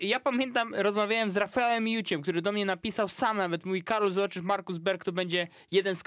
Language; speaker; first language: Polish; native; Polish